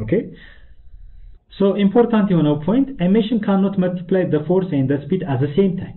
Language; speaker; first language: English; non-native, fluent; Amharic